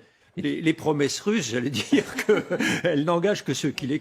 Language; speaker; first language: French; native; French